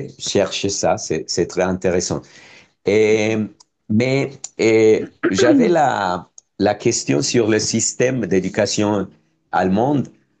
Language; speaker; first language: French; non-native, fluent; Spanish